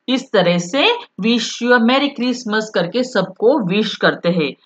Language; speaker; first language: Hindi; non-native, local second language; Marathi